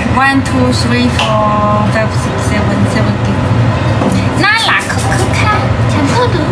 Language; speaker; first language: English; non-native, learner; Thai